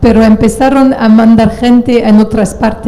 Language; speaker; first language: Spanish; non-native, fluent; French